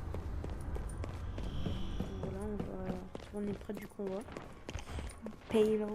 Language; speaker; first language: French; native; French